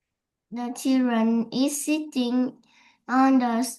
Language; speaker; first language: English; non-native, learner; Vietnamese